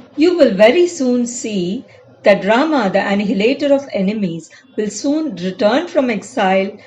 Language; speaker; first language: English; non-native, local second language; Tamil